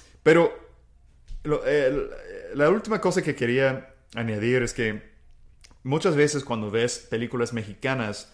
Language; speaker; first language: Spanish; non-native, fluent; English